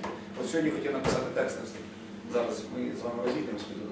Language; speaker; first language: Ukrainian; native; Ukrainian